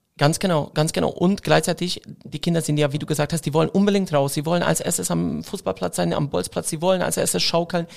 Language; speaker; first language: German; non-native, fluent; Hungarian